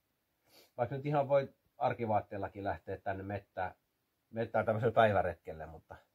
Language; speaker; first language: Finnish; native; Finnish